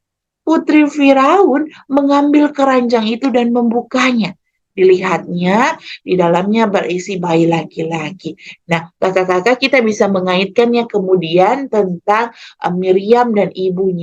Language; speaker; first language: Indonesian; native; Indonesian